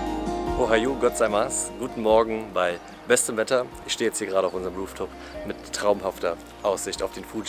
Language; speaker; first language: German; native; German